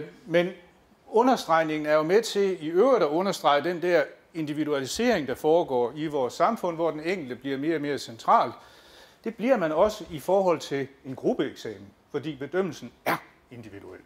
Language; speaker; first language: Danish; native; Danish